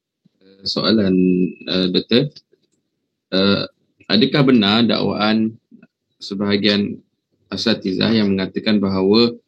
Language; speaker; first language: Malay; native; Malay